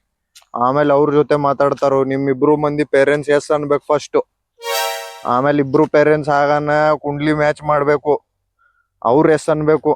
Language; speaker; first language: Kannada; native; Kannada